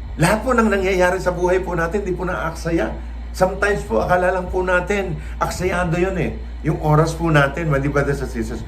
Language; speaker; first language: Filipino; non-native, local second language; Cebuano